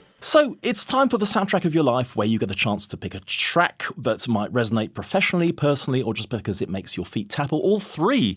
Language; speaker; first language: English; native; English